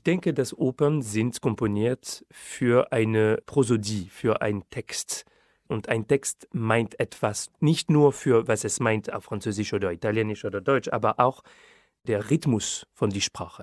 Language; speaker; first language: German; non-native, fluent; French